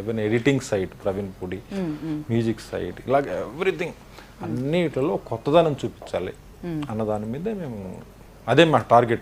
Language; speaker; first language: Telugu; native; Telugu